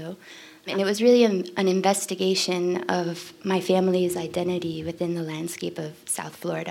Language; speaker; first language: English; native; English